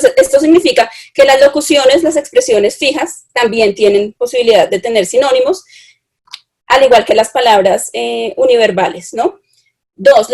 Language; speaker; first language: Spanish; native; Spanish